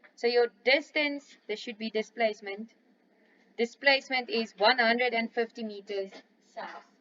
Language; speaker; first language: English; non-native, local second language; Afrikaans